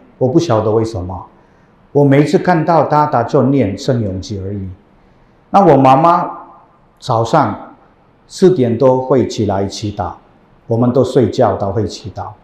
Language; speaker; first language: Chinese; non-native, fluent; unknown